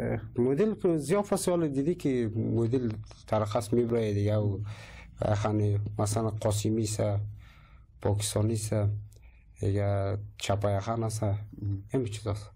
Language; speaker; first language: Persian; native; Persian